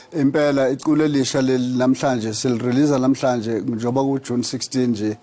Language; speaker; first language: Zulu; native; Zulu